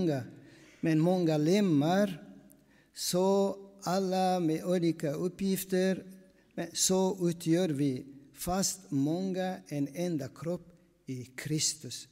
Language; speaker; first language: Swedish; non-native, fluent; Aramaic